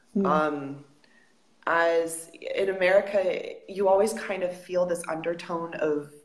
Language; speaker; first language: English; native; English